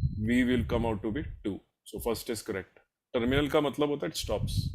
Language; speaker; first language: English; non-native, local second language; Hindi